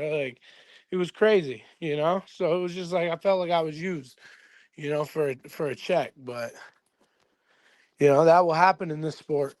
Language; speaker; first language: English; native; English